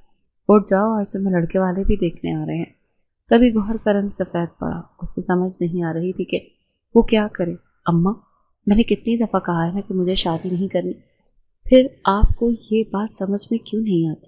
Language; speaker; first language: Urdu; native; Urdu